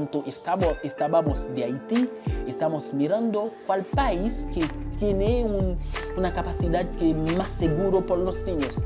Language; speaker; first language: Spanish; non-native, learner; Haitian Creole